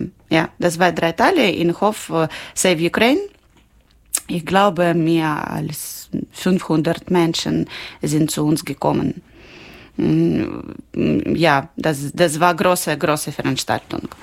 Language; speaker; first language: German; non-native, local second language; Ukrainian